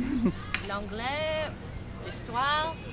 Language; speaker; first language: French; non-native, learner; English